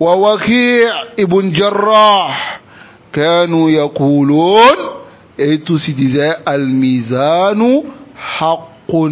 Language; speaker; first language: Arabic; non-native, fluent; French